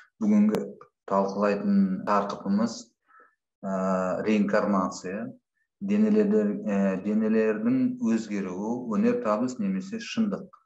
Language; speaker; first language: Kazakh; non-native, local second language; Russian